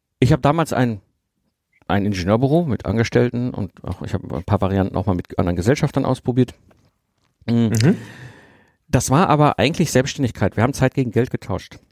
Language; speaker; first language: German; native; German